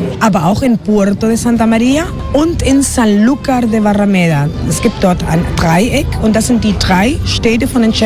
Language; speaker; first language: German; non-native, fluent; Spanish